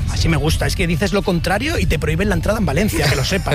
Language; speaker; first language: Spanish; native; Spanish